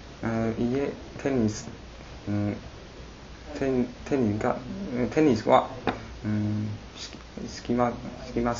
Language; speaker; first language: Japanese; non-native, learner; Chinese